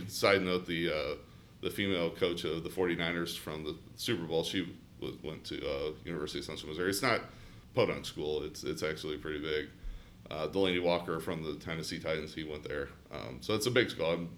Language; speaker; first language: English; native; English